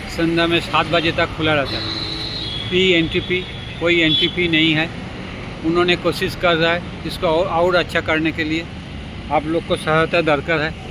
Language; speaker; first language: Hindi; non-native, local second language; Bangla